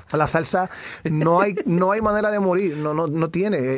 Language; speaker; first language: Spanish; native; Spanish